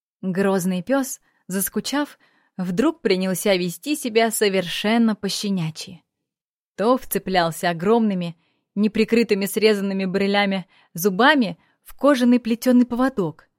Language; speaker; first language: Russian; native; Russian